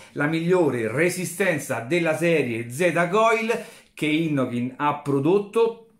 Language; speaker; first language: Italian; native; Italian